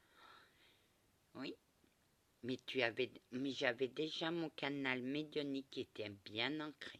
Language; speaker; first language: French; early bilingual, other home language; Portuguese